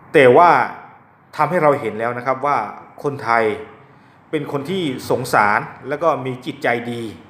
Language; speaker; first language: Thai; non-native, local second language; S'gaw Karen